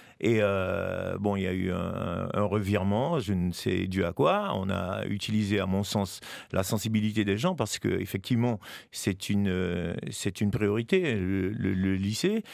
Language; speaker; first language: French; native; French